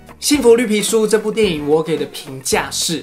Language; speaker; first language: Chinese; native; Chinese